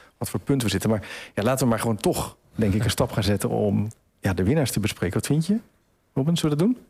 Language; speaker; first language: Dutch; native; Dutch